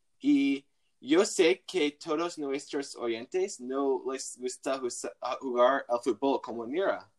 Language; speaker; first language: Spanish; non-native, learner; English